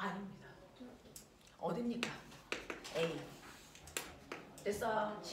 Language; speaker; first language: Korean; native; Korean